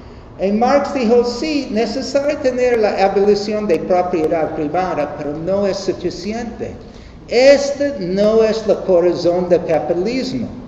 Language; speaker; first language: Spanish; non-native, learner; English